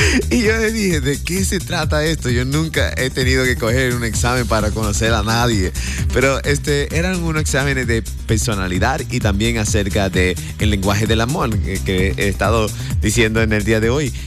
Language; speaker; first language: Spanish; native; Spanish